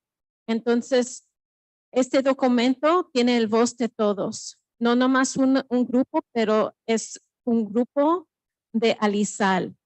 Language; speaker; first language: Spanish; early bilingual, heritage; Spanish